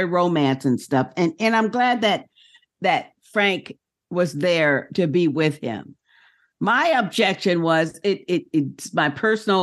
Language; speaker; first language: English; native; English